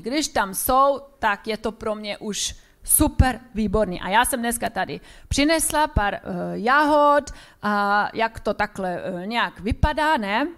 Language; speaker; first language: Czech; non-native, fluent; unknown